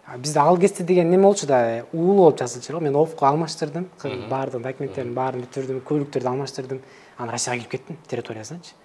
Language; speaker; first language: Kyrgyz; native; Kyrgyz